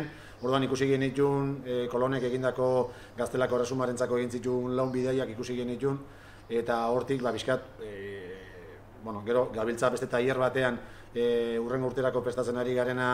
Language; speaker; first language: Basque; native; Basque